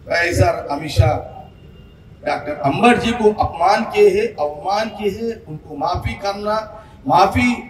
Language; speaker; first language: Hindi; non-native, local second language; Telugu